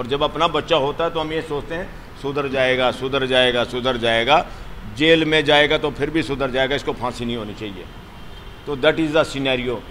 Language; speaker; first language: Hindi; native; Hindi